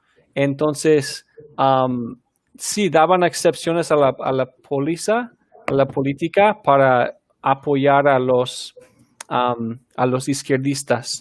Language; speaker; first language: Spanish; non-native, fluent; English